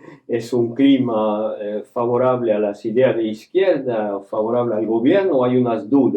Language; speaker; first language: Spanish; non-native, fluent; French